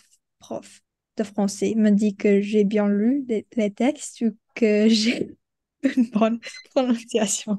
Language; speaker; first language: French; non-native, learner; Indonesian